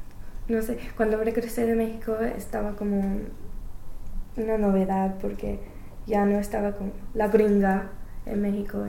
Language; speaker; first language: Spanish; non-native, learner; English